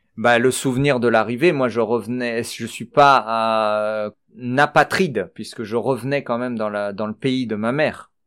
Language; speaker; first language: French; early bilingual, other home language; Persian